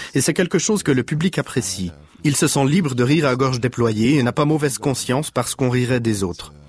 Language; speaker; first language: French; non-native, fluent; German